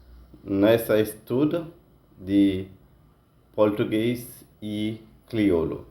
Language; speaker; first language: Portuguese; non-native, learner; Haitian Creole